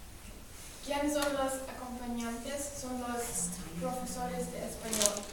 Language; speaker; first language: Spanish; non-native, learner; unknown